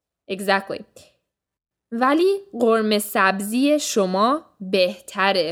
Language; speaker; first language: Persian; early bilingual, heritage; Persian